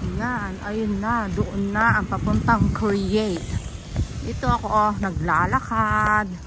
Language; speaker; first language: Filipino; native; Filipino